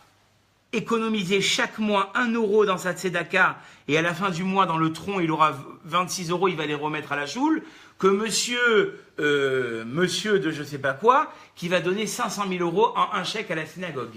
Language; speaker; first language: French; native; French